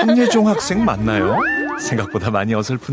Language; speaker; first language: Korean; native; Korean